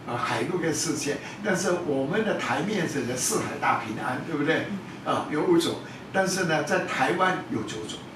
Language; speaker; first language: Chinese; non-native, local second language; Hakka Chinese